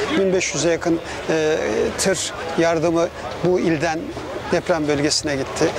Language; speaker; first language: Turkish; native; Turkish